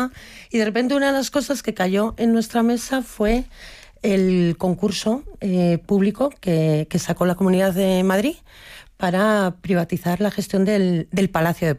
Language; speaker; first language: Spanish; native; Spanish